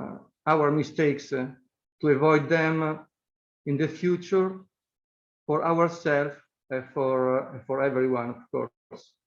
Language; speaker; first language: English; non-native, fluent; Italian